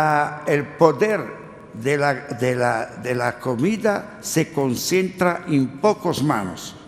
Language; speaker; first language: Spanish; non-native, learner; Italian